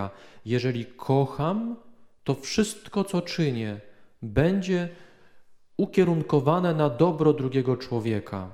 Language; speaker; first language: Polish; native; Polish